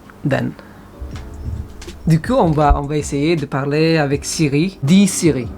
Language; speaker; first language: French; non-native, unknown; Indonesian